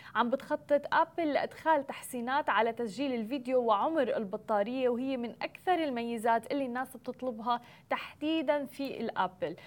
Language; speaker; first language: Arabic; native; Arabic